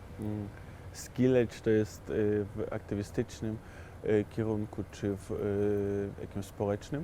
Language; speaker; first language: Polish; non-native, fluent; Ukrainian